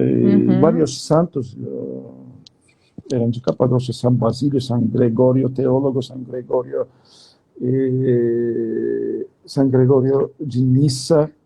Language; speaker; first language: Portuguese; non-native, fluent; Turkish